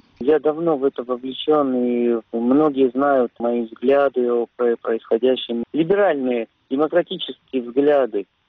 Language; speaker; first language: Russian; native; Russian